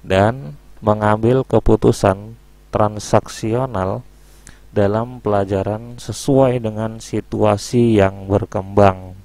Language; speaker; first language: Indonesian; native; Indonesian